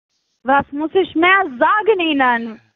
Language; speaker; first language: German; non-native, fluent; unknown